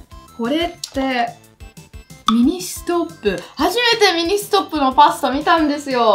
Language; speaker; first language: Japanese; non-native, fluent; Italian